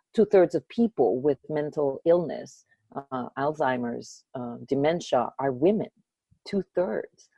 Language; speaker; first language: English; early bilingual, other home language; Spanish